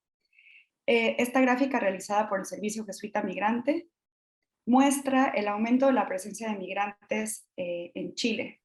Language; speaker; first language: Spanish; native; Spanish